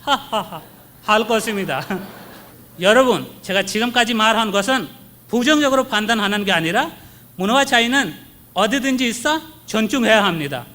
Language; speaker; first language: Korean; non-native, fluent; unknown